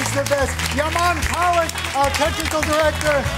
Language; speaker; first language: English; native; English